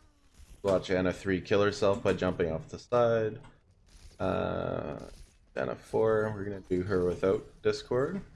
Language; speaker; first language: English; native; English